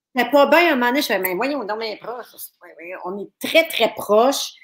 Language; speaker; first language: French; native; French